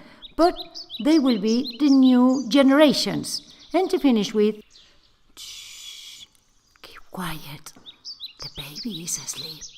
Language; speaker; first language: English; non-native, fluent; Spanish